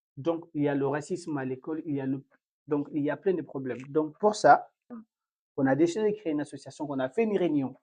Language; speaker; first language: French; non-native, local second language; Fula